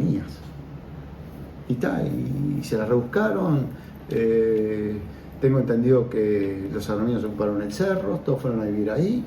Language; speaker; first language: Spanish; native; Spanish